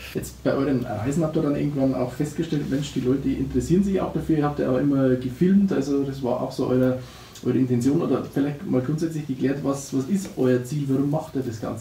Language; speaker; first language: German; native; German